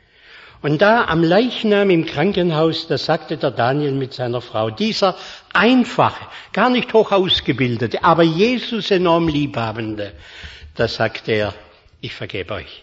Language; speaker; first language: German; native; German